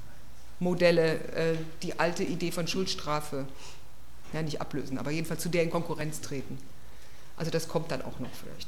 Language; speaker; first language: German; native; German